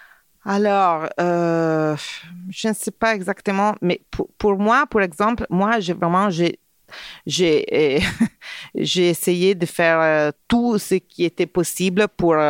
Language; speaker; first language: French; non-native, fluent; Italian